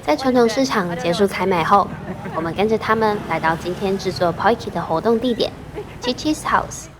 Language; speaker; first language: Chinese; native; Chinese